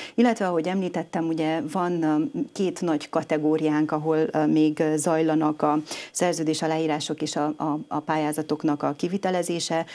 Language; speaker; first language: Hungarian; native; Hungarian